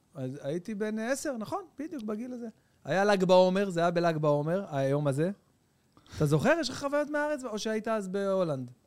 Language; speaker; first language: Hebrew; native; Hebrew